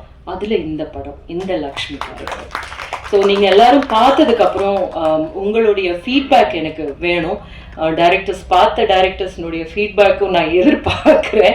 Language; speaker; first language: Tamil; native; Tamil